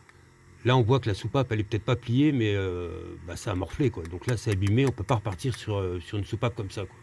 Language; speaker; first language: French; native; French